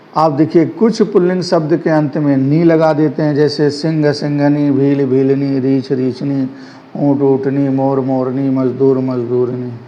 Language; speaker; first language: Hindi; native; Hindi